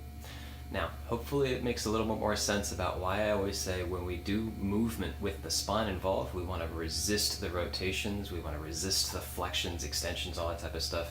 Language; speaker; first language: English; native; English